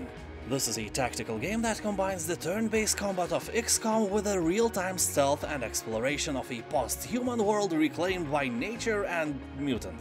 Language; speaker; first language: English; non-native, fluent; Lithuanian